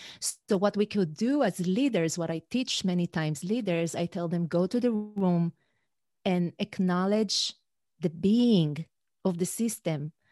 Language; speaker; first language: English; non-native, fluent; Hebrew